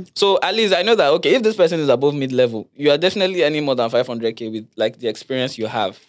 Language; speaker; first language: English; non-native, local second language; Yoruba